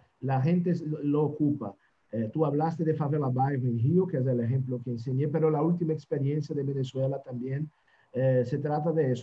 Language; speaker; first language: Spanish; non-native, fluent; Portuguese